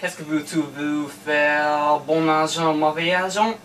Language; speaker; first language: French; non-native, learner; English